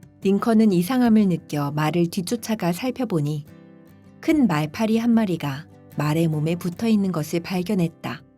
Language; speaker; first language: Korean; native; Korean